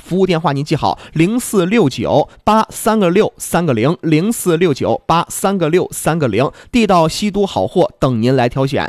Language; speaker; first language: Chinese; native; Chinese